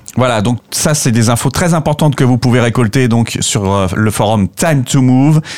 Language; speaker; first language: French; native; French